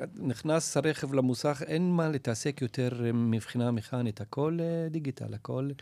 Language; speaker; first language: Hebrew; non-native, local second language; Arabic